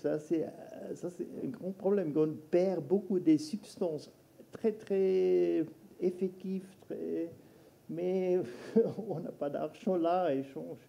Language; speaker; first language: French; non-native, local second language; German